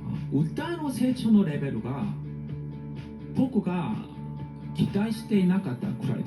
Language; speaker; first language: Japanese; non-native, learner; Korean